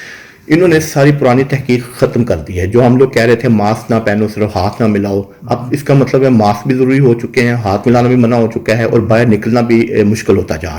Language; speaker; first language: Urdu; native; Urdu